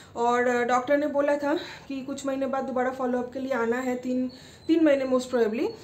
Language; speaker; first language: Hindi; non-native, local second language; Bangla